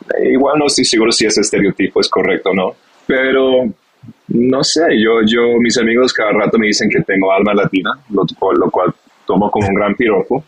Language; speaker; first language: Spanish; non-native, fluent; English